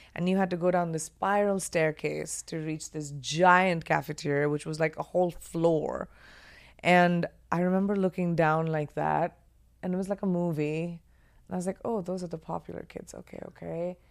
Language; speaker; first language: English; non-native, local second language; Hindi